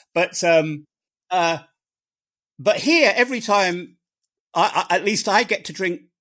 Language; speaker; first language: English; native; English